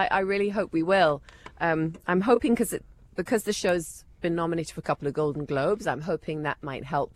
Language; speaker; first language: English; native; English